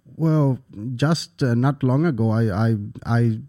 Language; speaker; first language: English; non-native, fluent; Swedish